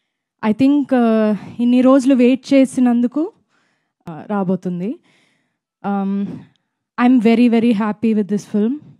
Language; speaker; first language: Telugu; non-native, fluent; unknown